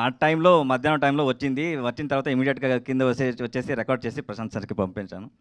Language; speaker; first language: Telugu; non-native, learner; Kannada